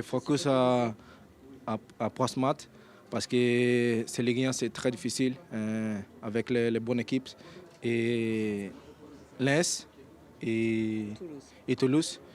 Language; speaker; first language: French; non-native, learner; Portuguese